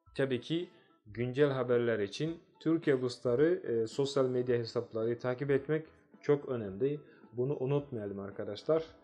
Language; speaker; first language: Turkish; non-native, fluent; Swahili